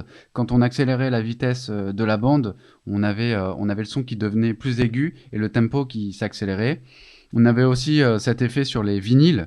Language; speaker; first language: French; native; French